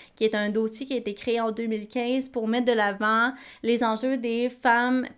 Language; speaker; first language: French; native; French